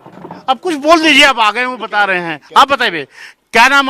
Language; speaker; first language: Hindi; native; Hindi